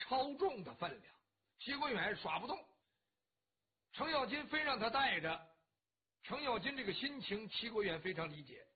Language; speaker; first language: Chinese; native; Chinese